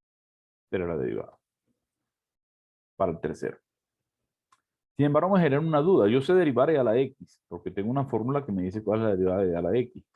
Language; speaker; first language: Spanish; native; Spanish